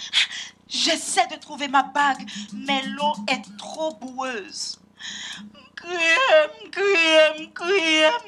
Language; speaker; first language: French; non-native, local second language; Haitian Creole